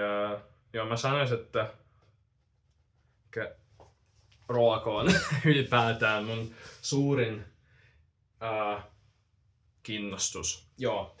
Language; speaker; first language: Finnish; non-native, fluent; Russian